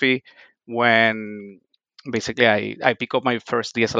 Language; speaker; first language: English; non-native, fluent; Spanish